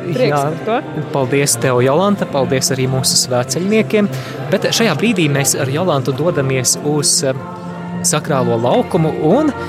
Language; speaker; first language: Latvian; native; Latvian